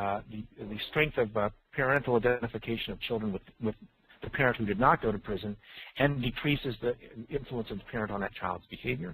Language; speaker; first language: English; native; English